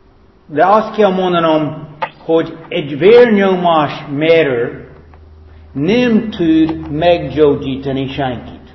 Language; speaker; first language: Hungarian; non-native, fluent; English